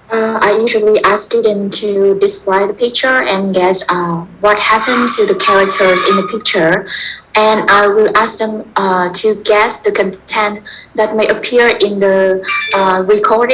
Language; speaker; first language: English; non-native, fluent; Vietnamese